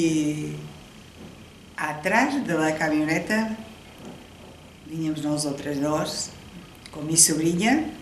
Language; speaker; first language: Portuguese; early bilingual, heritage; Spanish